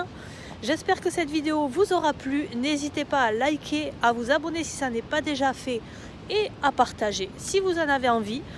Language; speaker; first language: French; native; French